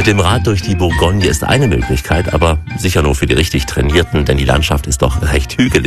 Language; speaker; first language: German; native; German